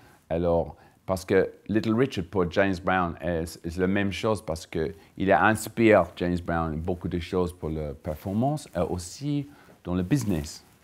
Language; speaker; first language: French; non-native, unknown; English